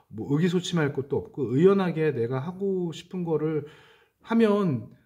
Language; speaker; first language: Korean; native; Korean